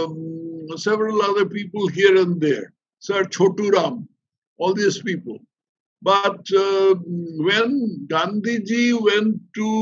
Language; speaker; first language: English; non-native, local second language; Bangla